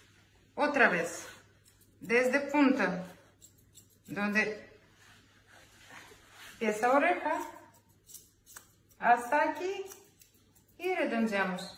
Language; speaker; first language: Spanish; non-native, learner; Ukrainian